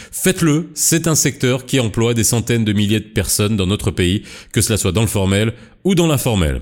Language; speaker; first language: French; non-native, local second language; Arabic